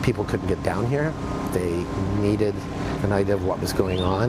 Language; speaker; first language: English; native; English